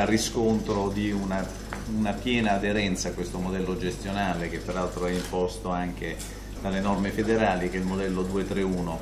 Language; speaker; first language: Italian; native; Italian